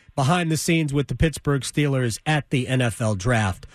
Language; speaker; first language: English; native; English